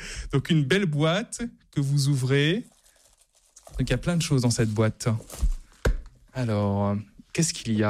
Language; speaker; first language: French; native; French